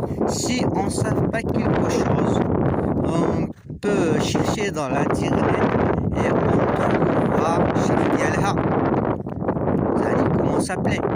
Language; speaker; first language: French; non-native, learner; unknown